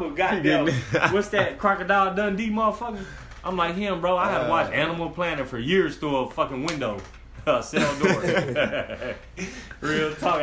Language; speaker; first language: English; native; English